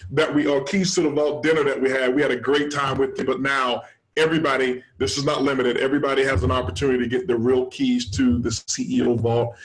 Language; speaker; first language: English; native; English